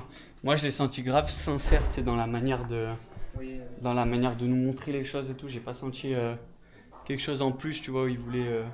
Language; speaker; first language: French; native; French